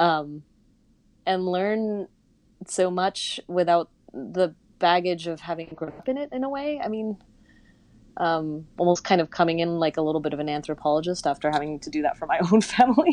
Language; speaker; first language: English; native; English